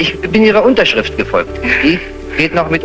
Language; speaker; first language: German; native; German